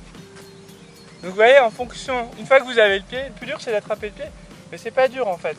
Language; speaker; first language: French; native; French